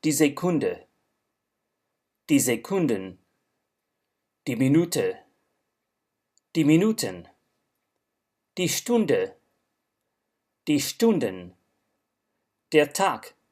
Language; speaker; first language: German; non-native, fluent; English